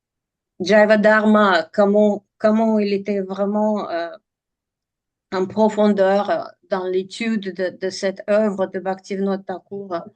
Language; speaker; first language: French; non-native, fluent; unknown